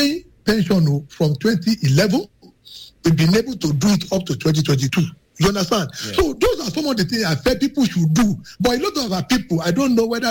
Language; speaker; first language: English; non-native, local second language; Yoruba